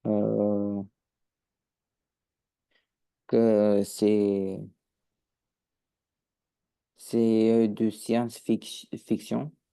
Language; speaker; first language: French; non-native, learner; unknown